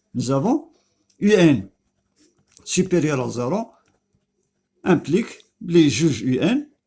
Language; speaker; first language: French; non-native, local second language; Arabic